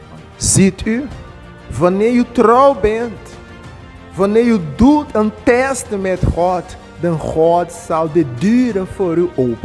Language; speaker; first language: Dutch; non-native, fluent; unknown